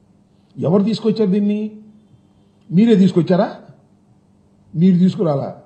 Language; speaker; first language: Telugu; native; Telugu